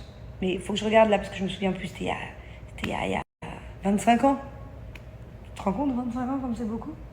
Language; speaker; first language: French; native; French